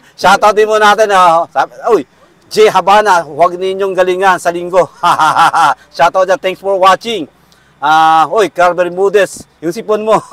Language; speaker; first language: Filipino; native; Filipino